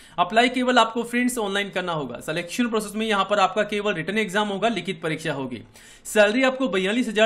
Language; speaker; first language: Hindi; native; Hindi